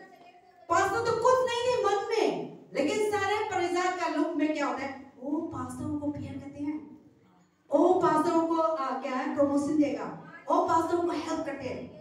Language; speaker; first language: Hindi; non-native, local second language; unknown